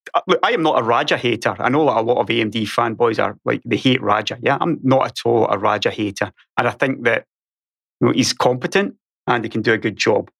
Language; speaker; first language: English; native; English